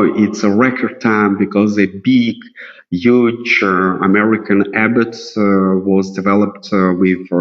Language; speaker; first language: English; non-native, fluent; Russian